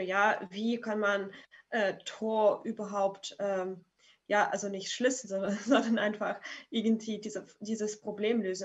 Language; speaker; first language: German; non-native, fluent; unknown